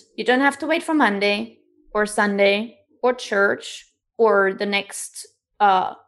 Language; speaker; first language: English; non-native, fluent; German